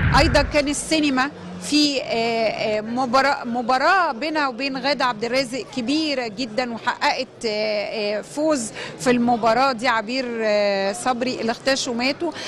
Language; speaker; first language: Egyptian Arabic; native; Egyptian Arabic